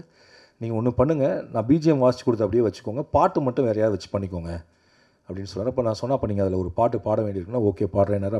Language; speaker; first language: Tamil; native; Tamil